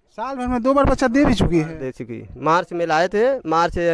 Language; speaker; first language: Hindi; native; Hindi